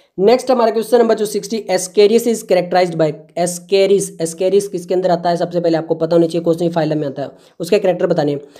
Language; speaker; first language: Hindi; native; Hindi